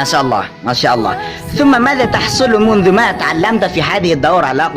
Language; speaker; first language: Arabic; non-native, learner; Indonesian